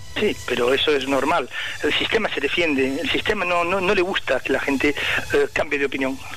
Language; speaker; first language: Spanish; early bilingual, heritage; Spanish